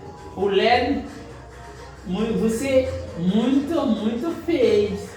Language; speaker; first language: Portuguese; non-native, learner; Haitian Creole